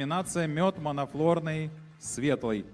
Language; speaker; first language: Russian; native; Russian